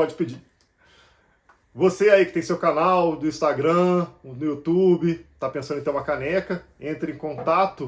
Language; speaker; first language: Portuguese; native; Portuguese